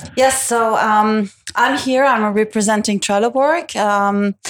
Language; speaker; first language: English; non-native, fluent; Italian